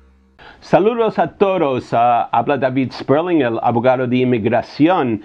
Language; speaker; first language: Spanish; non-native, fluent; English